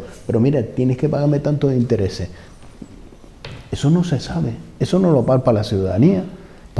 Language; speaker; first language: Spanish; native; Spanish